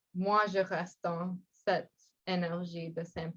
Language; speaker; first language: French; non-native, learner; English